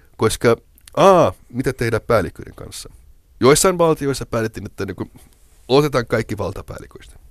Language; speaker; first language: Finnish; non-native, local second language; Swedish